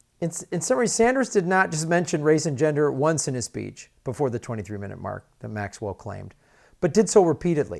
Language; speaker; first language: English; native; English